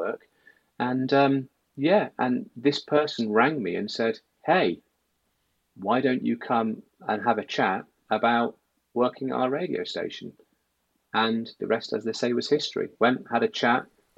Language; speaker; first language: English; native; English